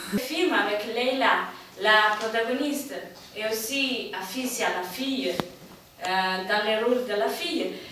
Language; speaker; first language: French; non-native, learner; Spanish